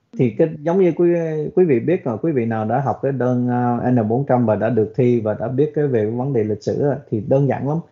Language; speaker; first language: Vietnamese; early bilingual, other home language; English